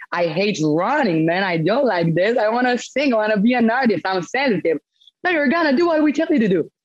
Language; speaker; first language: English; non-native, fluent; Romanian